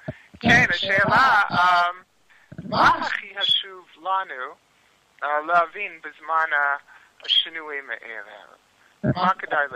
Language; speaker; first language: Hebrew; non-native, learner; English